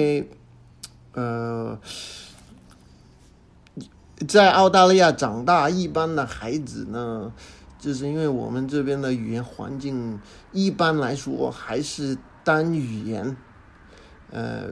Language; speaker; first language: Chinese; non-native, fluent; English